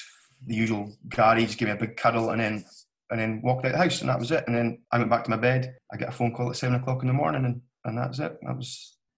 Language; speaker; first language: English; native; English